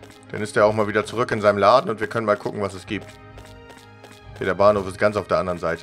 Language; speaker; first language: German; native; German